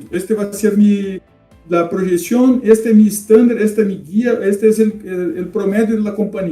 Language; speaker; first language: Spanish; non-native, fluent; Portuguese